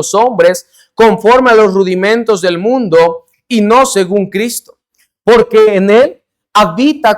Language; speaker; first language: Spanish; native; Spanish